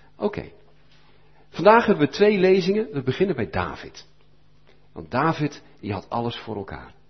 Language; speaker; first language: Dutch; native; Dutch